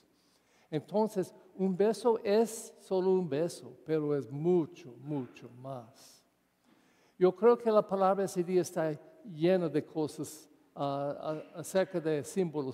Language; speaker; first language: Spanish; non-native, fluent; English